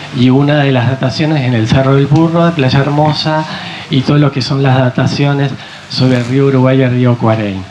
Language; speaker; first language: Spanish; native; Spanish